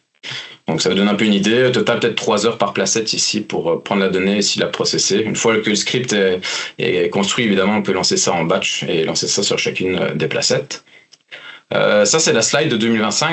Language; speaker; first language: French; native; French